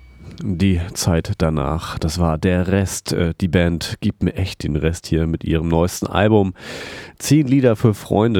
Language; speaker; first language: German; native; German